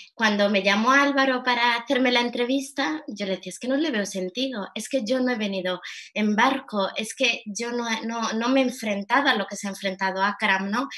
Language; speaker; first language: Spanish; early bilingual, heritage; Arabic